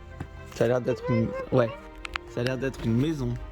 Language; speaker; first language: French; native; French